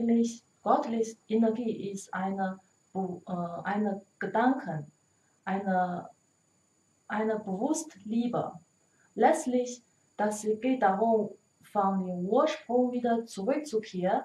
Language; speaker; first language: German; non-native, learner; Chinese